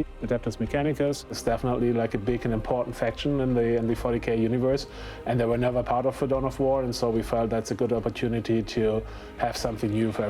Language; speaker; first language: English; non-native, fluent; German